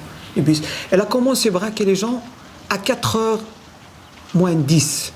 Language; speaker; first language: French; non-native, learner; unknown